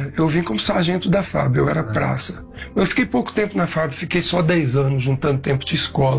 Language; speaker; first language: Portuguese; native; Portuguese